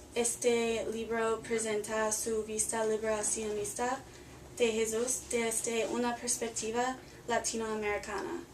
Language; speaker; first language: Spanish; non-native, learner; English